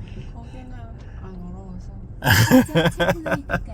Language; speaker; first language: Korean; non-native, learner; Vietnamese